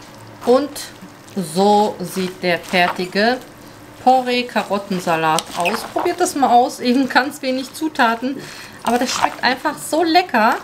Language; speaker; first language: German; native; German